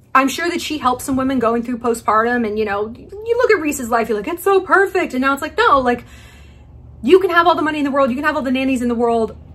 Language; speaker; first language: English; native; English